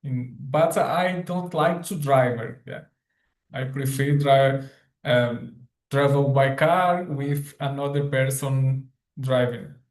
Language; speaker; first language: English; non-native, learner; Portuguese